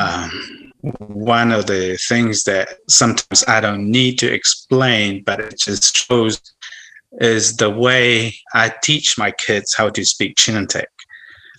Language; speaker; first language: English; non-native, fluent; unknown